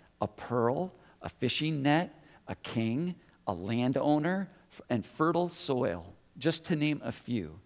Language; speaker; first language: English; native; English